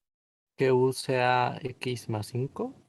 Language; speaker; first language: Spanish; native; Spanish